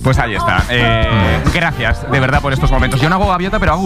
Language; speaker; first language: Spanish; native; Spanish